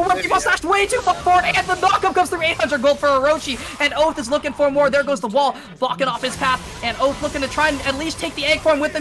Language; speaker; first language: English; native; English